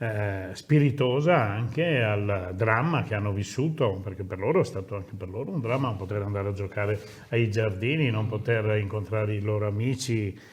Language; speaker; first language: Italian; native; Italian